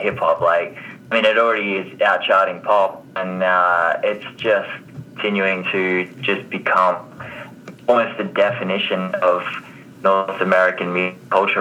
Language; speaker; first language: English; native; English